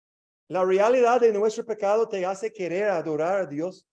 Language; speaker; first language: Spanish; non-native, learner; English